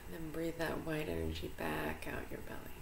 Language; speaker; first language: English; native; English